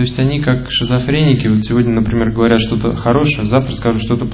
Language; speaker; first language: Russian; native; Russian